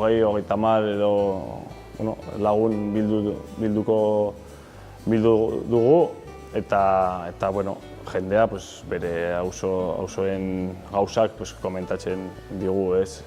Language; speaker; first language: Basque; non-native, local second language; Spanish